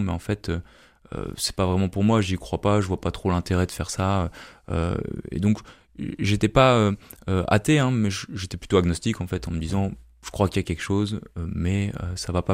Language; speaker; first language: French; native; French